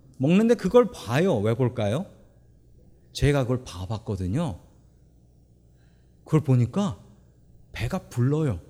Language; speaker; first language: Korean; native; Korean